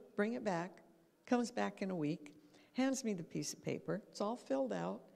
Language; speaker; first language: English; native; English